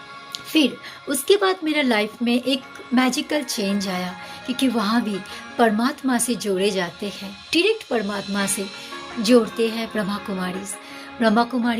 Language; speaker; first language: Hindi; non-native, local second language; Bangla